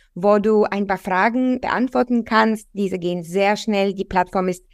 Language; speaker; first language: German; non-native, fluent; Bulgarian